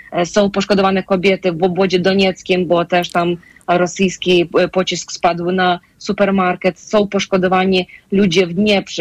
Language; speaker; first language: Polish; non-native, fluent; Ukrainian